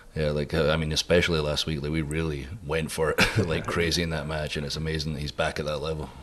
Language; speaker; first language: English; native; English